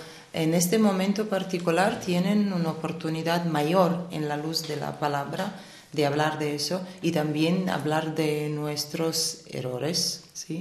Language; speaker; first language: Spanish; non-native, fluent; Armenian